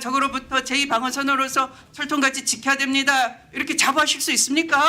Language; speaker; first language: Korean; native; Korean